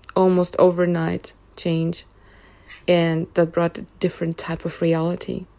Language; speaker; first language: English; non-native, fluent; Russian